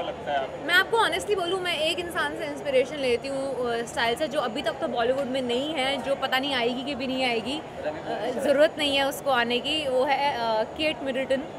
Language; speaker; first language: Hindi; native; Hindi